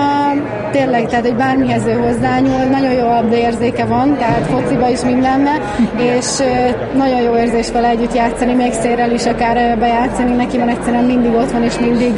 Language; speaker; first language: Hungarian; native; Hungarian